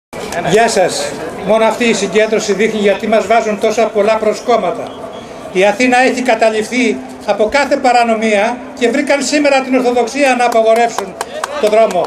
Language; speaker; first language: Greek; native; Greek